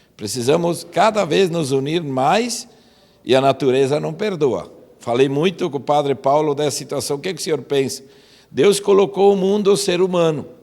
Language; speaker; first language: Portuguese; native; Portuguese